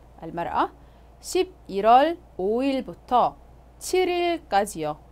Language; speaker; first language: Korean; non-native, fluent; Arabic